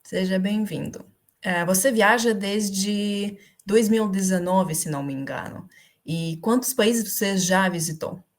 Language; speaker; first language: Portuguese; non-native, fluent; Ukrainian